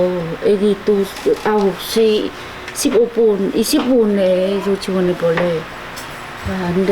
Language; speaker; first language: Korean; non-native, learner; Vietnamese